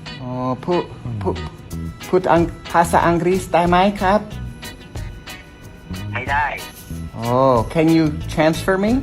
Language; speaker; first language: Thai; non-native, learner; English